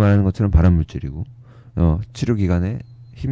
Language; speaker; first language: Korean; native; Korean